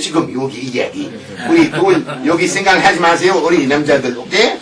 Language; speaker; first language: Korean; non-native, learner; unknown